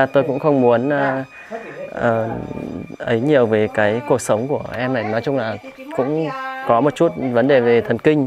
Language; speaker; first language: Vietnamese; native; Vietnamese